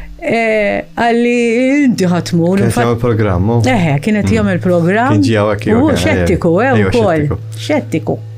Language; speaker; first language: Maltese; early bilingual, heritage; Maltese